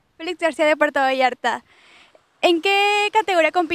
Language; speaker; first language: Spanish; native; Spanish